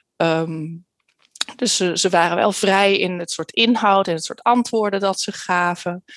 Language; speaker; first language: Dutch; early bilingual, heritage; Dutch